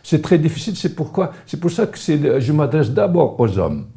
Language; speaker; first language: French; non-native, local second language; Arabic